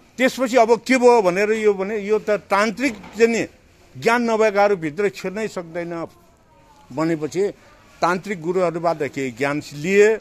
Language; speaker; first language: Nepali; non-native, local second language; Newari